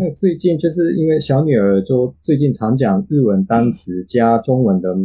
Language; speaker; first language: Chinese; non-native, fluent; Japanese